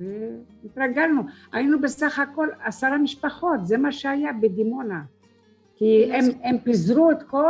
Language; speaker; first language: Hebrew; early bilingual, other home language; French